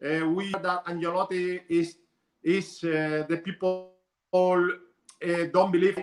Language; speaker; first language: English; non-native, learner; Spanish